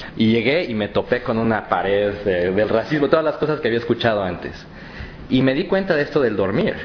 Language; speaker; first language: Spanish; native; Spanish